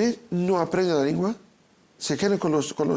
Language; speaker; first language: Spanish; non-native, fluent; Portuguese